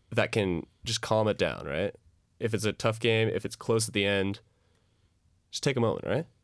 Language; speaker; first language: English; native; English